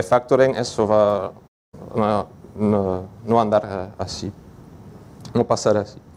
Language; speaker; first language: Spanish; non-native, learner; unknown